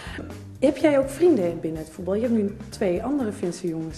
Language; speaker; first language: Dutch; native; Dutch